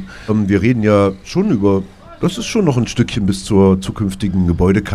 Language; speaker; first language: German; native; German